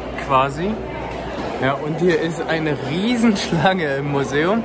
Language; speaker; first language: German; native; German